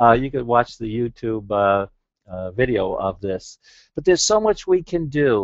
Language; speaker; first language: English; native; English